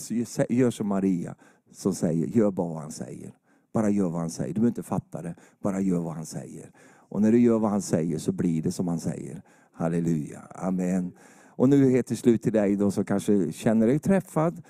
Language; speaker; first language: Swedish; native; Swedish